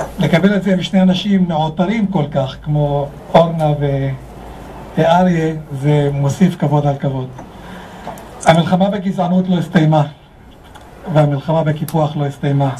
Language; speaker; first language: Hebrew; non-native, local second language; Arabic